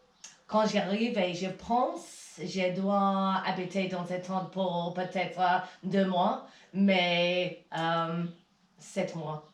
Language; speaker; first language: French; non-native, learner; English